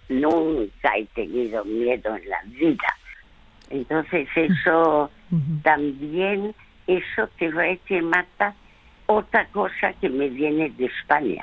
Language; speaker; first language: Spanish; early bilingual, other home language; French